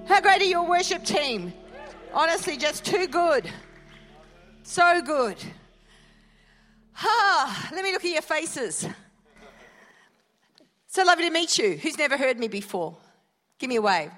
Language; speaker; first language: English; native; English